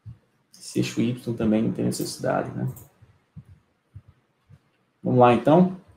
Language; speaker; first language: Portuguese; native; Portuguese